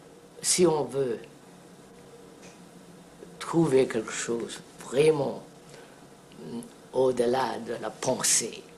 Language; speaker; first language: French; non-native, fluent; Telugu